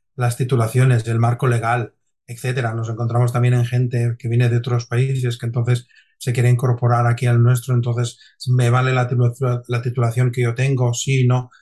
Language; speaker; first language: Spanish; non-native, local second language; Catalan